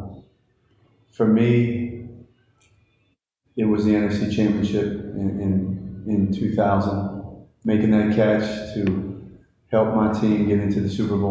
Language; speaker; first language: English; native; English